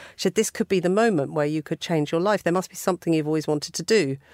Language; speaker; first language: English; native; English